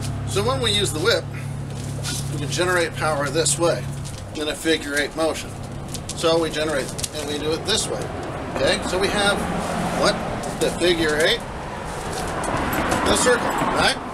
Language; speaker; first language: English; native; English